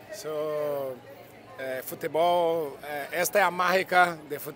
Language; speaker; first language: Portuguese; non-native, learner; Spanish